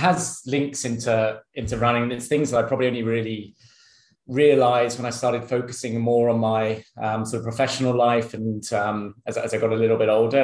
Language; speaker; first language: English; native; English